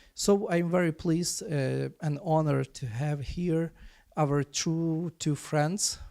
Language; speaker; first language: English; non-native, fluent; Ukrainian